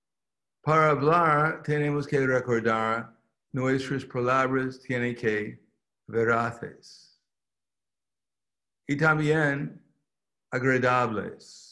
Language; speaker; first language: Spanish; non-native, fluent; English